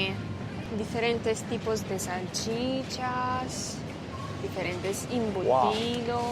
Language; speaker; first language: Spanish; non-native, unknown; Russian